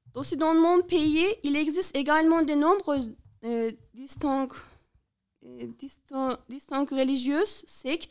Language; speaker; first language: French; non-native, learner; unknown